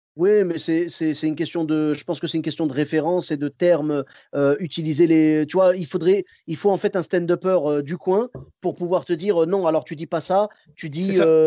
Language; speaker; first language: French; early bilingual, other home language; Arabic